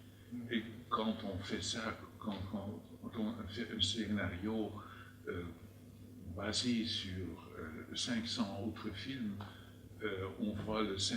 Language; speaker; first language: French; non-native, fluent; Dutch